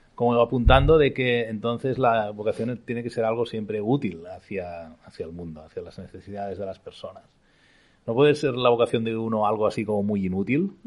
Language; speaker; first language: Spanish; non-native, local second language; Catalan